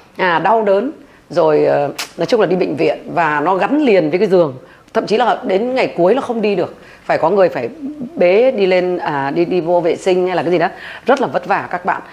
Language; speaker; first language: Vietnamese; native; Vietnamese